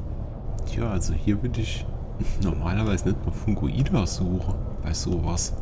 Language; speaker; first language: German; native; German